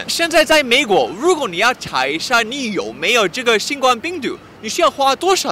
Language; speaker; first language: Chinese; non-native, fluent; English